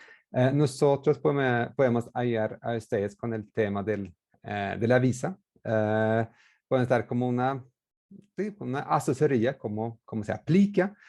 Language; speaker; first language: Spanish; non-native, fluent; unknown